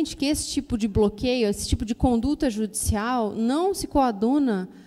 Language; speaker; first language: Portuguese; native; Portuguese